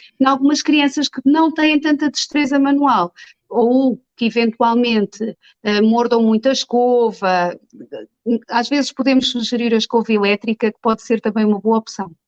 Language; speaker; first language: Portuguese; native; Portuguese